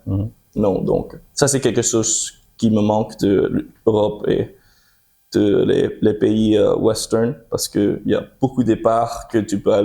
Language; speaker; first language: French; early bilingual, heritage; French